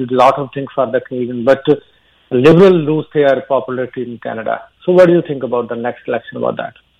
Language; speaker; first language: English; non-native, local second language; Punjabi